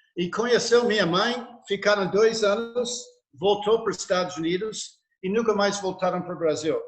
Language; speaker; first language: Portuguese; non-native, fluent; English